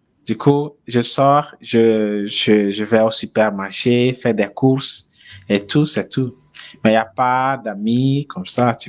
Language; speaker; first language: French; non-native, fluent; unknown